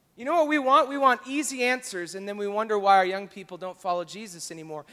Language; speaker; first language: English; native; English